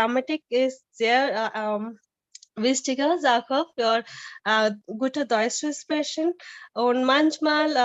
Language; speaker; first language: German; non-native, learner; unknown